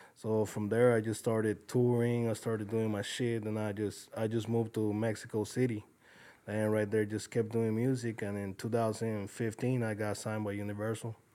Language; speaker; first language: English; early bilingual, other home language; Spanish